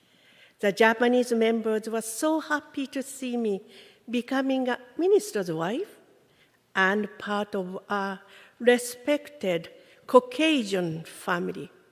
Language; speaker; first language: English; non-native, fluent; Japanese